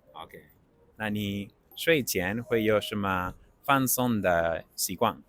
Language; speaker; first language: Chinese; non-native, learner; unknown